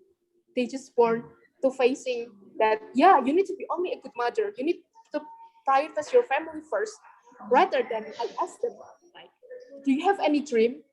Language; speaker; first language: English; non-native, fluent; Indonesian